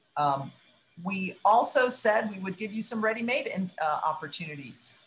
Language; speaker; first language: English; native; English